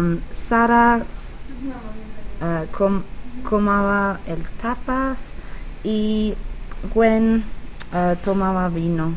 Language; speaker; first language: Spanish; non-native, learner; English